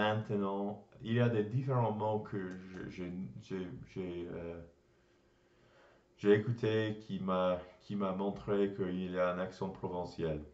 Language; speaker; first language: French; non-native, learner; English